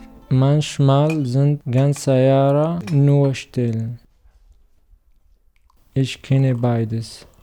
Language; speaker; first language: German; non-native, learner; Arabic